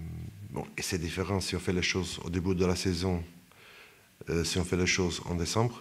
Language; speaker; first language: French; non-native, fluent; Portuguese